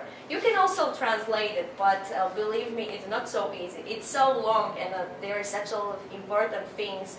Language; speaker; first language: English; non-native, fluent; Slovak